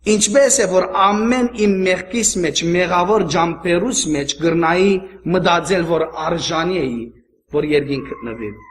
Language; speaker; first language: Armenian; early bilingual, heritage; Armenian